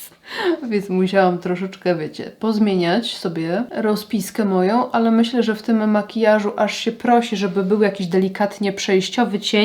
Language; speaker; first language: Polish; native; Polish